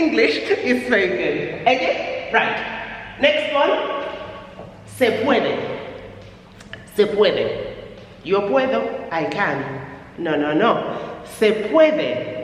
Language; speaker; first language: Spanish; non-native, fluent; English